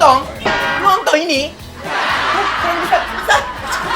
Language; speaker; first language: Indonesian; non-native, learner; Japanese